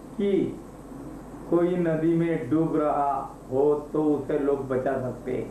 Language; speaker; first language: Hindi; non-native, local second language; Marathi